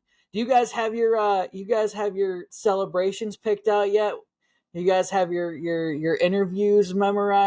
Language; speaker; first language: English; native; English